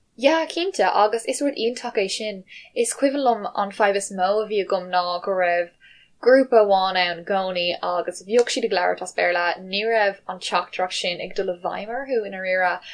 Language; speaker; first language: Irish; non-native, local second language; English